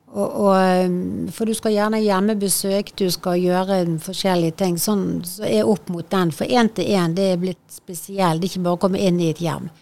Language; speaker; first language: Norwegian; native; Norwegian